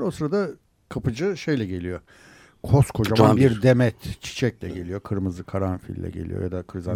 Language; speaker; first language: Turkish; native; Turkish